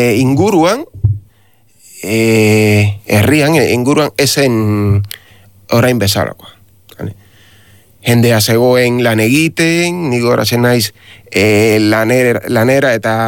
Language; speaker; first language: Basque; non-native, learner; Spanish